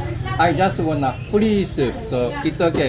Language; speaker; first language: English; non-native, learner; Japanese